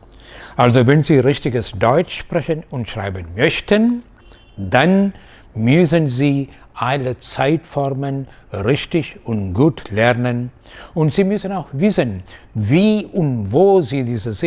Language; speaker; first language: German; non-native, fluent; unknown